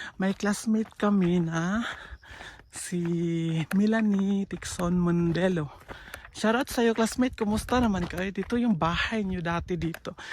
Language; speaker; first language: Filipino; non-native, local second language; Cebuano